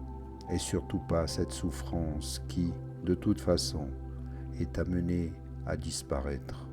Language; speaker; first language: French; native; French